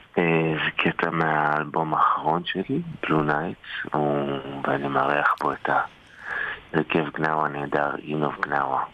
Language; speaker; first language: Hebrew; native; Hebrew